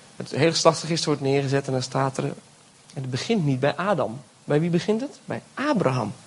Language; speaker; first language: Dutch; native; Dutch